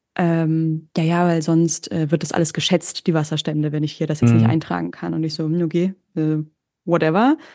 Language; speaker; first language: German; native; German